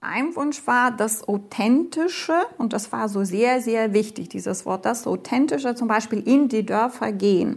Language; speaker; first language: German; non-native, fluent; Lithuanian